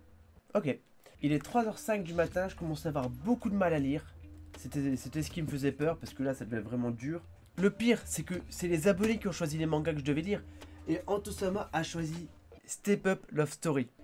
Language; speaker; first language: French; native; French